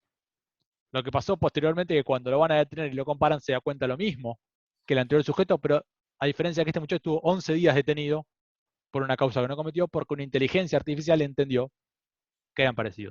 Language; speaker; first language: Spanish; native; Spanish